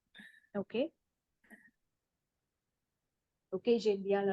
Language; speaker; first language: French; non-native, fluent; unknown